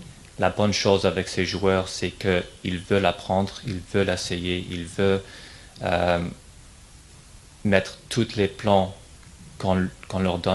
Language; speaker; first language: French; non-native, fluent; English